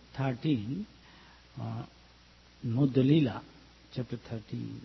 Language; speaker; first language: English; non-native, local second language; Bangla